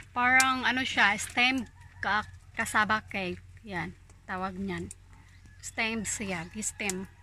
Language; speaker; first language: Filipino; non-native, local second language; Cebuano